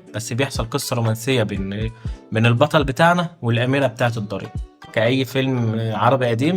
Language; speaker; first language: Arabic; native; Arabic